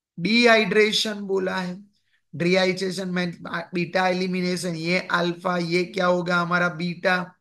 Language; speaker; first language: Hindi; non-native, local second language; Gujarati